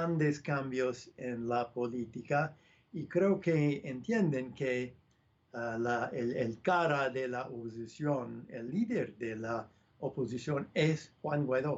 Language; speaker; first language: Spanish; non-native, fluent; English